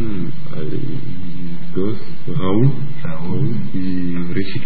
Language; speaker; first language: Spanish; non-native, learner; French